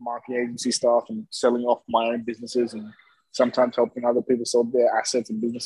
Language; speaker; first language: English; native; English